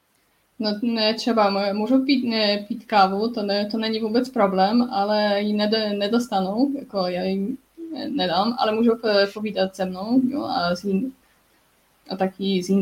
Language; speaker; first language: Czech; non-native, learner; Polish